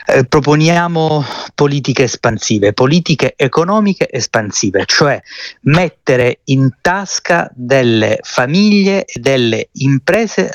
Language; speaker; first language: Italian; native; Italian